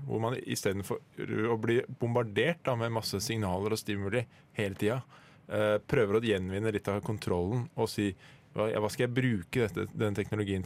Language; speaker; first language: Norwegian; native; Norwegian